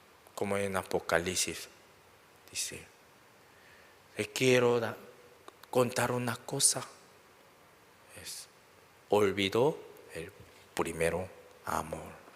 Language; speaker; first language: Spanish; non-native, learner; Korean